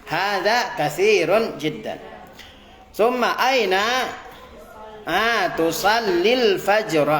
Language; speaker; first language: Arabic; non-native, fluent; Indonesian